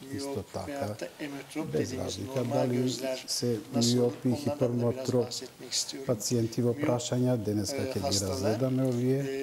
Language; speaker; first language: Macedonian; non-native, local second language; Turkish